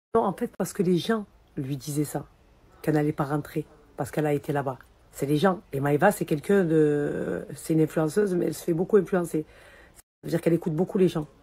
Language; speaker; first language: French; early bilingual, other home language; Arabic